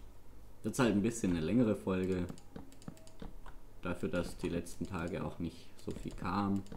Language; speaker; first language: German; native; German